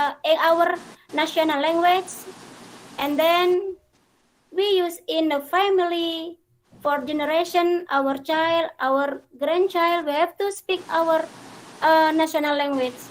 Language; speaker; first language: English; non-native, fluent; Indonesian